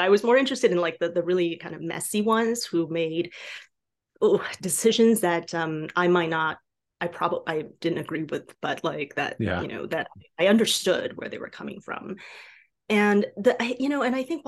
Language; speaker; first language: English; non-native, fluent; Chinese